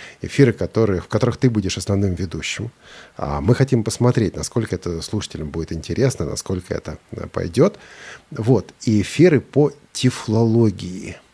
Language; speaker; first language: Russian; native; Russian